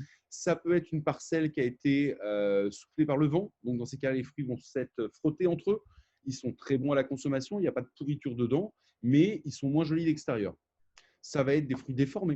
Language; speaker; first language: French; native; French